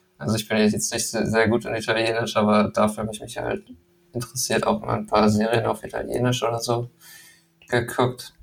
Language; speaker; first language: German; early bilingual, other home language; Danish